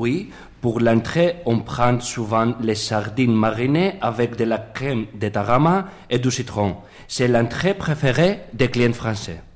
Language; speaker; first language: French; non-native, learner; Greek